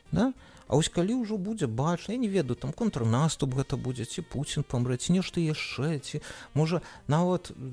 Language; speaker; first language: Belarusian; non-native, local second language; Russian